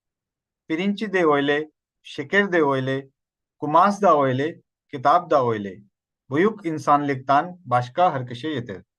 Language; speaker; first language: Turkish; non-native, learner; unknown